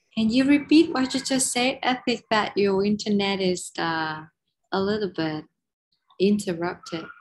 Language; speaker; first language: English; non-native, fluent; Vietnamese